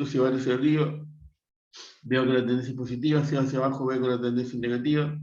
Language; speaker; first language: Spanish; native; Spanish